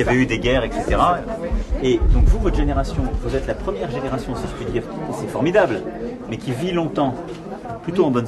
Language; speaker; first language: French; native; French